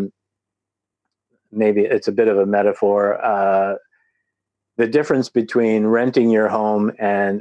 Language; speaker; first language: English; native; English